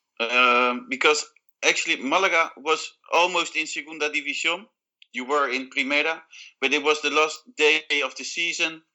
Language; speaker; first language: English; non-native, learner; Arabic